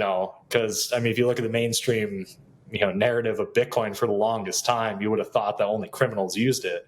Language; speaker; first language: English; native; English